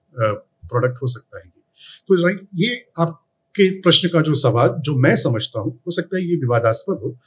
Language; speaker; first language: Hindi; non-native, local second language; Tamil